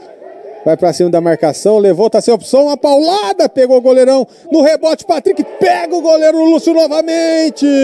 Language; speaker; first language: Portuguese; native; Portuguese